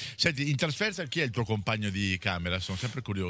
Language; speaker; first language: Italian; native; Italian